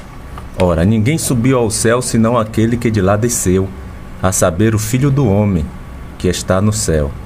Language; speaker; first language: Portuguese; native; Portuguese